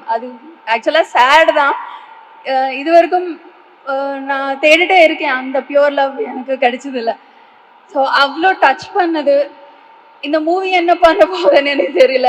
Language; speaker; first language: Tamil; non-native, fluent; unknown